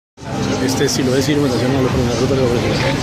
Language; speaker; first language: Spanish; native; Spanish